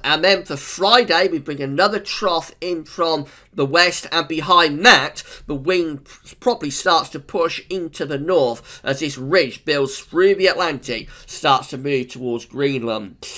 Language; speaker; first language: English; native; English